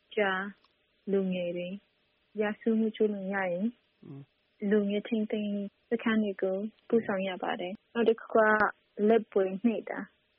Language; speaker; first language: Burmese; non-native, local second language; Hakha Chin